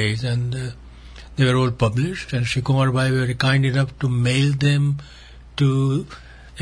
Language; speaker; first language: English; non-native, local second language; Gujarati